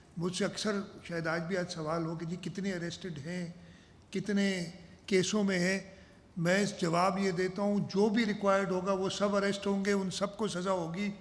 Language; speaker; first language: Urdu; non-native, local second language; Sindhi